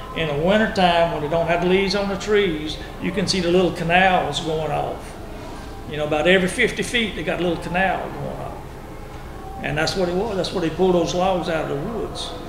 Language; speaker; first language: English; native; English